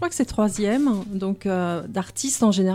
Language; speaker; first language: French; native; French